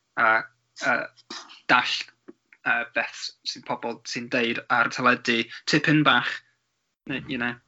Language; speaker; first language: Welsh; non-native, learner; English